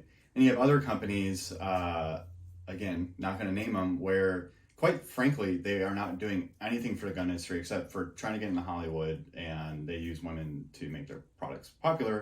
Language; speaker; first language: English; native; English